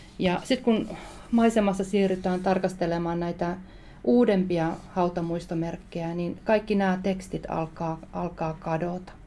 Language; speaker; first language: Finnish; native; Finnish